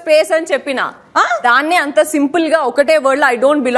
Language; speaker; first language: Telugu; native; Telugu